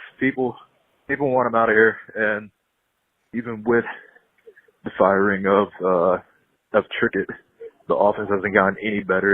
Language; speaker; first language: English; native; English